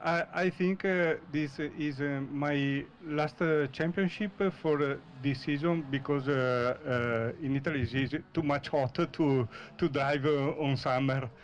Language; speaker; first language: English; non-native, learner; Italian